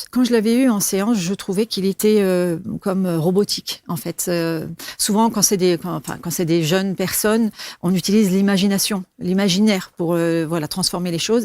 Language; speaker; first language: French; native; French